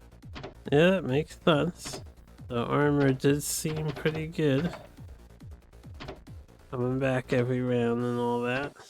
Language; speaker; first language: English; native; English